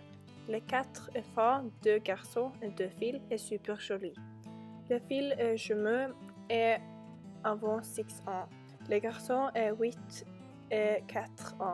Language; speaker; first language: French; non-native, learner; Norwegian